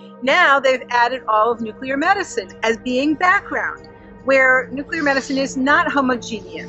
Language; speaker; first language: English; native; English